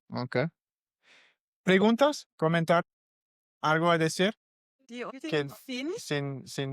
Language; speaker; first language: Spanish; non-native, learner; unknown